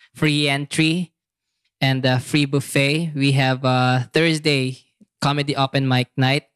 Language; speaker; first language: English; non-native, local second language; Filipino